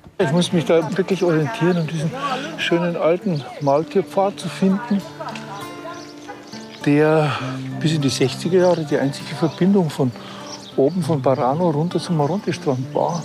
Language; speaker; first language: German; native; German